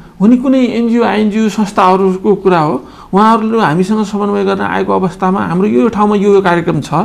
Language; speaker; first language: Nepali; native; Nepali